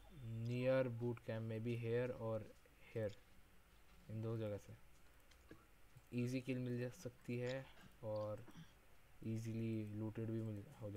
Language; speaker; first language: Hindi; native; Hindi